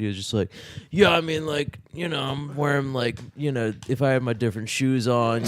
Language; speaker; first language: English; native; English